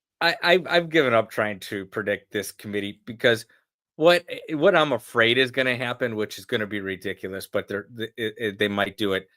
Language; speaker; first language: English; native; English